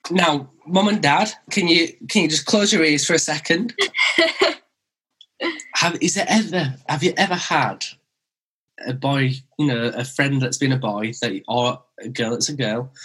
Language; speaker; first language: English; native; English